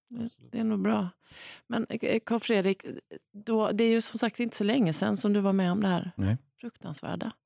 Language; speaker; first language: Swedish; native; Swedish